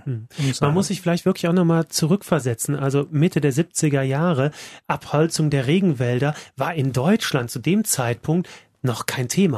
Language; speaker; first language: German; native; German